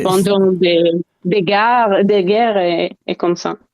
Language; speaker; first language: French; non-native, learner; Hebrew